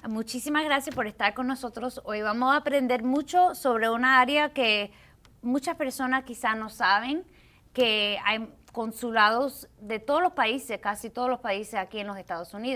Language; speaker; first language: Spanish; early bilingual, heritage; Spanish